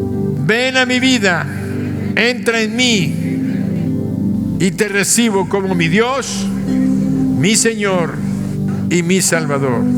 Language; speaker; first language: Spanish; native; Spanish